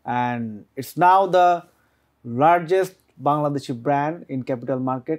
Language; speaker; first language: English; non-native, local second language; Bangla